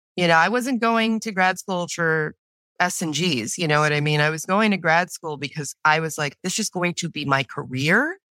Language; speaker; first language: English; native; English